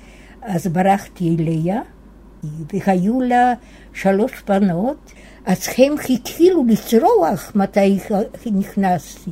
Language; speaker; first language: Hebrew; non-native, fluent; Yiddish